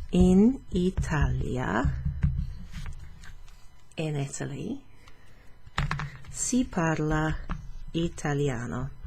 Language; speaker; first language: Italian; non-native, fluent; English